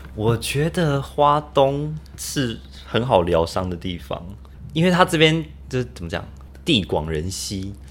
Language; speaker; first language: Chinese; native; Chinese